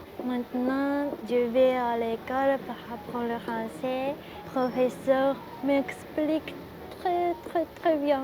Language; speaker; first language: French; non-native, learner; Japanese